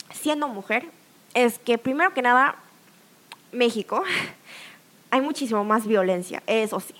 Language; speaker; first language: Spanish; non-native, fluent; Korean